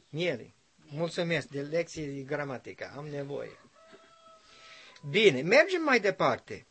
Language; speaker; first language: Romanian; non-native, learner; English